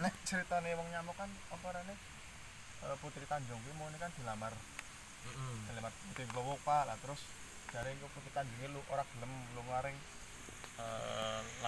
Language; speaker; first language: Indonesian; non-native, local second language; Javanese